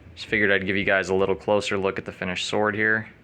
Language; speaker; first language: English; native; English